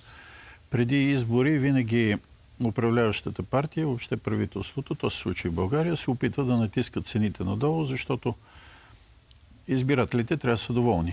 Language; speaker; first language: Bulgarian; native; Bulgarian